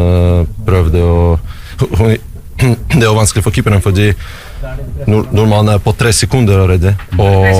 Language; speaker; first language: Norwegian; non-native, learner; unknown